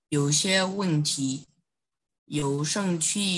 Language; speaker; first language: Chinese; non-native, learner; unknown